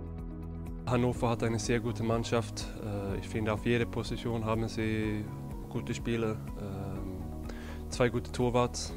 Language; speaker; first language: German; non-native, fluent; Swedish